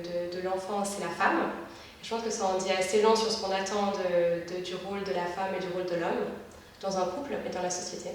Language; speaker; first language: French; native; French